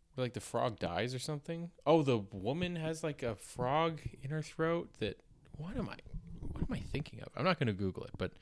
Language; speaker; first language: English; native; English